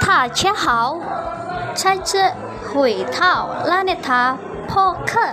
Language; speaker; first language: Chinese; non-native, learner; Indonesian